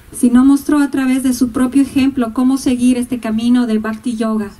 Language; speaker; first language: Spanish; native; Spanish